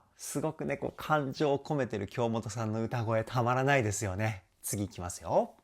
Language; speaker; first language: Japanese; native; Japanese